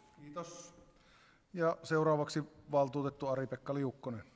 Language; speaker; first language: Finnish; native; Finnish